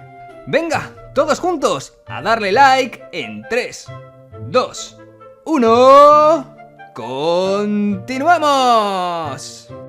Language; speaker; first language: Spanish; native; Spanish